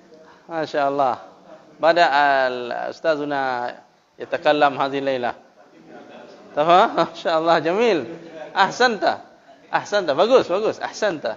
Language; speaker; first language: Arabic; non-native, fluent; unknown